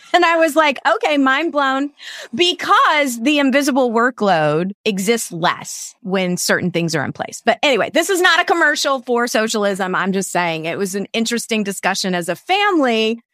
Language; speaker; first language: English; native; English